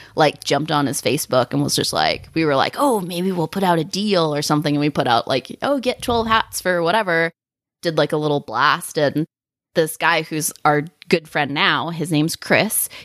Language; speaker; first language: English; native; English